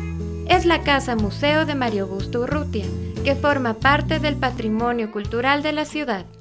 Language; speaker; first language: Spanish; native; Spanish